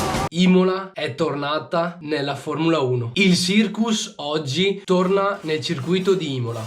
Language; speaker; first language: Italian; native; Italian